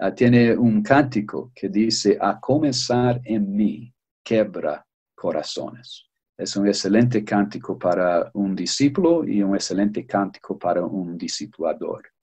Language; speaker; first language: Spanish; native; Spanish